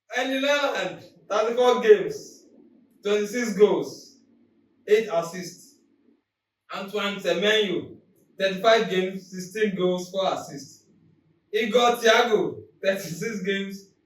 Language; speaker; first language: Nigerian Pidgin; native; Nigerian Pidgin